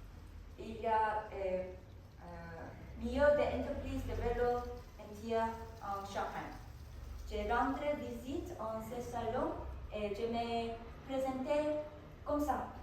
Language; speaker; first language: French; non-native, learner; Korean